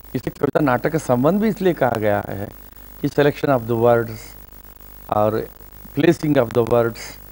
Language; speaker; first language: Hindi; non-native, local second language; Kannada